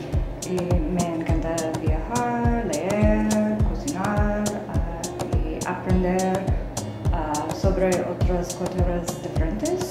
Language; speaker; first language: Spanish; non-native, learner; English